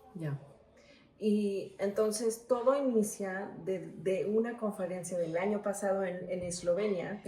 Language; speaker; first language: Spanish; native; Spanish